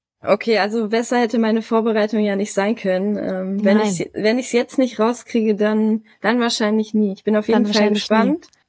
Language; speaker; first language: German; native; German